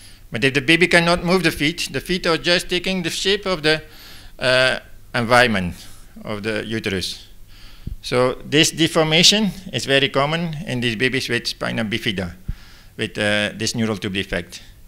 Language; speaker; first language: English; non-native, fluent; Dutch